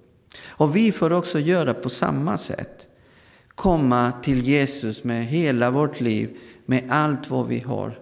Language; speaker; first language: Swedish; non-native, fluent; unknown